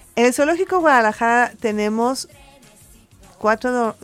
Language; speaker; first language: Spanish; native; Spanish